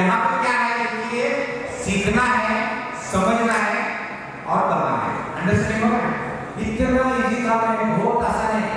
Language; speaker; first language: Hindi; non-native, local second language; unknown